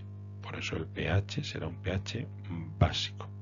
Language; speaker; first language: Spanish; native; Spanish